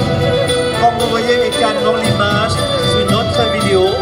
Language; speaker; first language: French; non-native, fluent; Thai